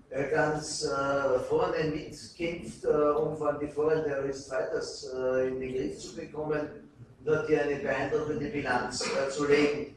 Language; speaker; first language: German; native; German